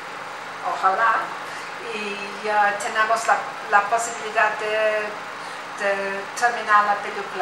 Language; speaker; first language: Spanish; non-native, learner; English